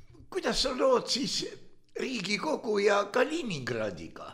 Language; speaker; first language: Estonian; native; Estonian